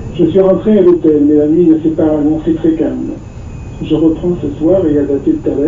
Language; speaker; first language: French; native; French